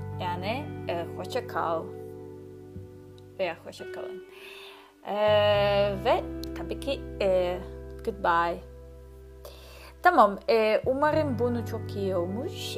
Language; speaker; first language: Turkish; non-native, learner; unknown